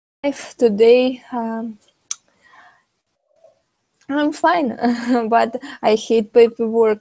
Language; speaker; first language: English; non-native, learner; Russian